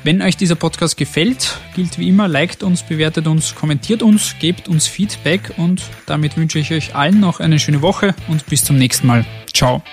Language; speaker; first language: German; native; German